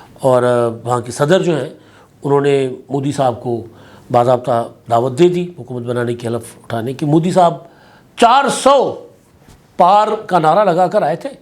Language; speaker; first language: Urdu; non-native, local second language; Sindhi